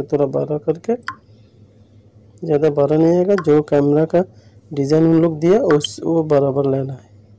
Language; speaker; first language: Hindi; non-native, local second language; Bangla